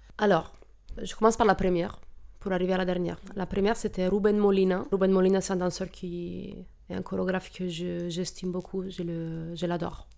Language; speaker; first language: French; non-native, fluent; Italian